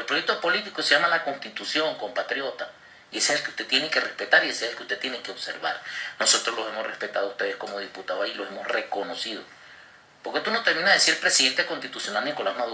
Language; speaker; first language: Spanish; native; Spanish